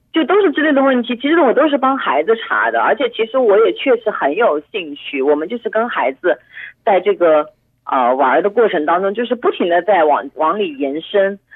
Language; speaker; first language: Chinese; native; Chinese